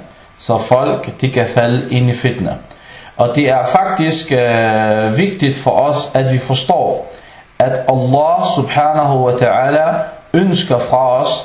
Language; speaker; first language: Danish; early bilingual, other home language; Arabic